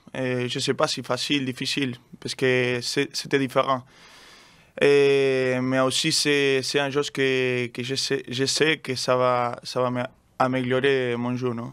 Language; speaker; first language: French; non-native, learner; Spanish